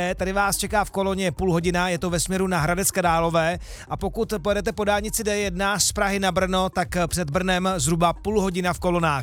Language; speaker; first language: Czech; native; Czech